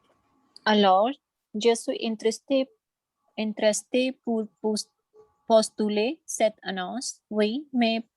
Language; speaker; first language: French; non-native, learner; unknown